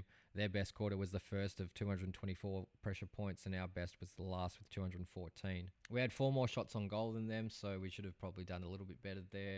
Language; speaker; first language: English; native; English